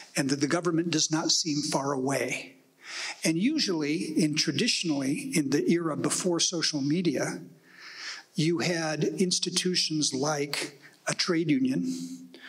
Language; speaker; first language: English; native; English